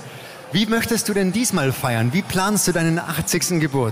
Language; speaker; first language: German; native; German